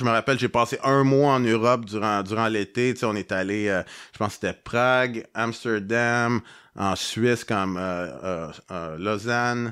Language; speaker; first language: French; native; French